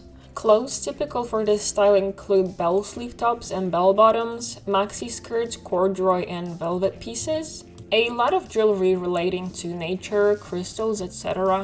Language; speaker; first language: English; non-native, fluent; Polish